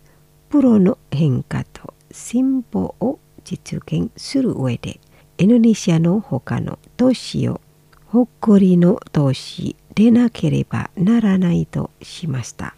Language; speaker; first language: Japanese; non-native, fluent; Indonesian